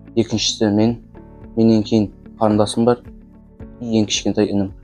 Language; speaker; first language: Kazakh; non-native, local second language; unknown